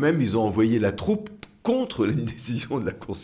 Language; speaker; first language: French; native; French